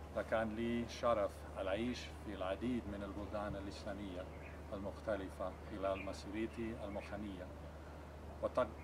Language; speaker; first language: Arabic; non-native, fluent; English